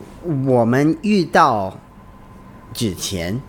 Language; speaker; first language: Chinese; non-native, learner; English